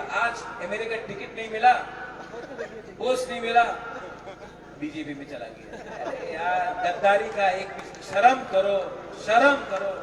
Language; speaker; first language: Hindi; non-native, local second language; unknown